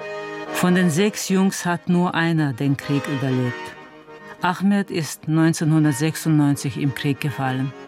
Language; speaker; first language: German; non-native, fluent; Chechen